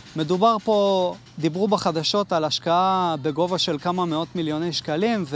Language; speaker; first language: Hebrew; native; Hebrew